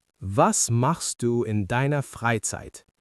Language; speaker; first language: German; non-native, learner; English